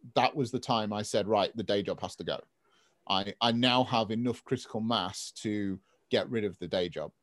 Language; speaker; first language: English; native; English